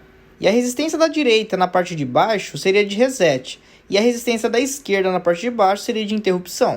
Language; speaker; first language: Portuguese; native; Portuguese